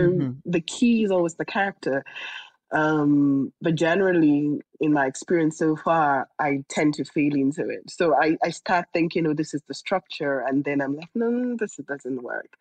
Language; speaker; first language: English; non-native, local second language; Yoruba